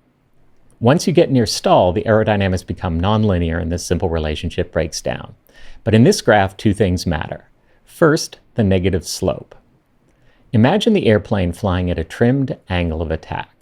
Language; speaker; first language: English; native; English